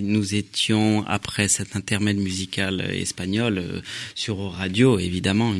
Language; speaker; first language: French; native; French